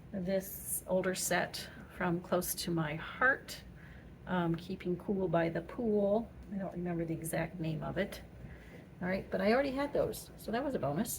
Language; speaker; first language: English; native; English